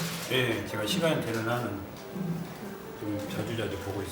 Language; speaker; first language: Korean; native; Korean